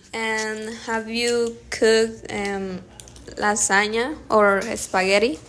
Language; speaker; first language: English; non-native, learner; Spanish